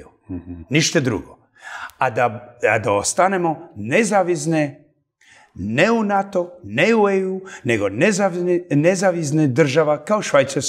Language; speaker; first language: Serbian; early bilingual, heritage; English